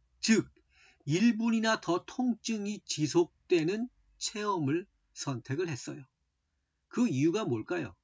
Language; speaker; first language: Korean; native; Korean